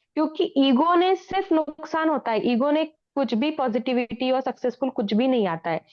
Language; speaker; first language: Hindi; non-native, local second language; Marathi